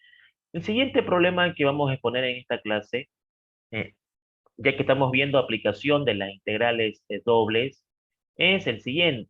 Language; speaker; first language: Spanish; native; Spanish